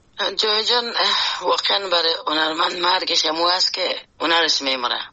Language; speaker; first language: Persian; native; Persian